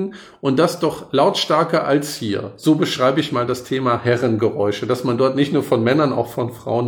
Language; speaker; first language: German; native; German